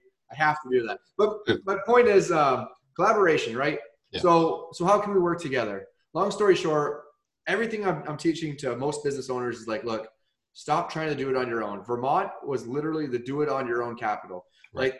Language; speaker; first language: English; native; English